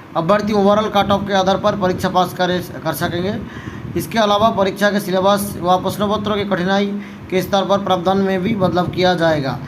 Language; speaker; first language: Hindi; non-native, local second language; Bangla